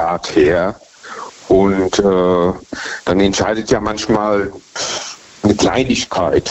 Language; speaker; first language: German; native; German